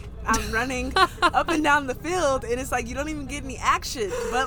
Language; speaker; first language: English; native; English